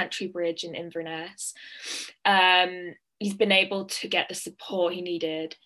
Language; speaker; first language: English; native; English